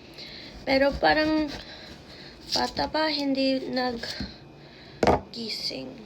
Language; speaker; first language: Filipino; non-native, learner; English